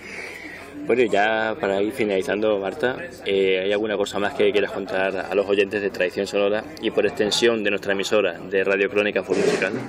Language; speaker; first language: Spanish; native; Spanish